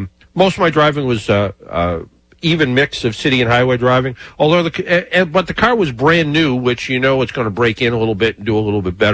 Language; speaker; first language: English; native; English